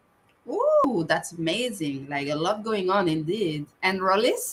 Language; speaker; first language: English; non-native, fluent; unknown